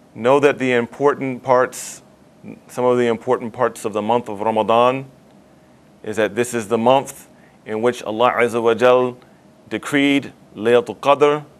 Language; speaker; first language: English; native; English